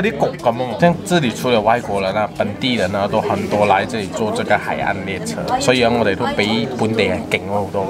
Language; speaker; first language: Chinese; non-native, local second language; Cantonese